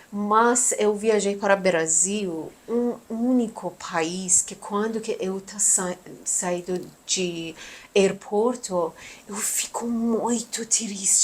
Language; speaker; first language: Portuguese; non-native, learner; Persian